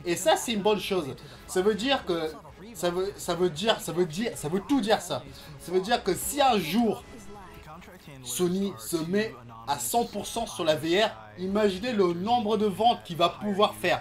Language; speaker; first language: French; native; French